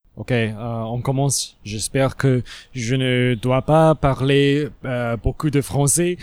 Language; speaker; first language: French; non-native, learner; English